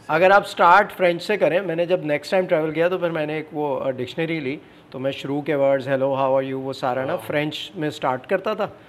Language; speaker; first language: Urdu; native; Urdu